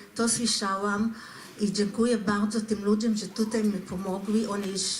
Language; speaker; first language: Polish; non-native, fluent; Hebrew